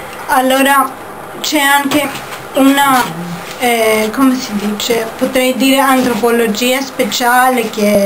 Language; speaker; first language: Italian; non-native, fluent; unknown